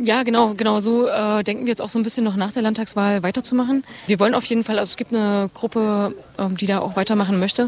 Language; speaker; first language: German; native; German